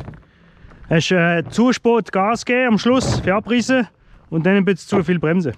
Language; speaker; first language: German; non-native, fluent; French